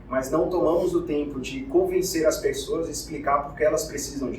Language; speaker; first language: Portuguese; native; Portuguese